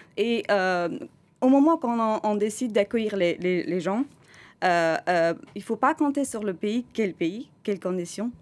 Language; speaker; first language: French; non-native, fluent; Persian